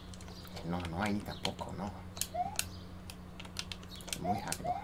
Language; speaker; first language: Spanish; early bilingual, heritage; Spanish